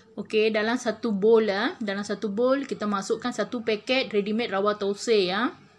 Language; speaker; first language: Malay; non-native, local second language; Tamil